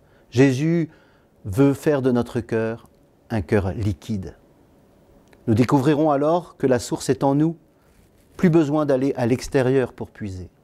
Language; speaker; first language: French; native; French